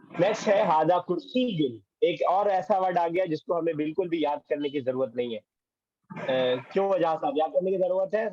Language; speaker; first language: Urdu; native; Urdu